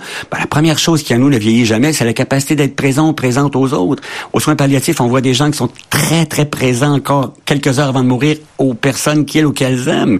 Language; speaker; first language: French; native; French